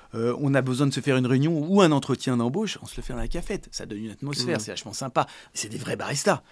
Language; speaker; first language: French; native; French